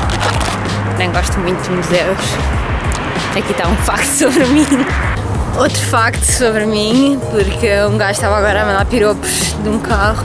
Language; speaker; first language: Portuguese; early bilingual, heritage; Portuguese